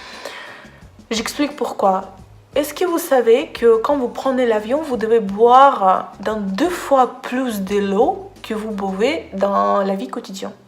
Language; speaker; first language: French; non-native, fluent; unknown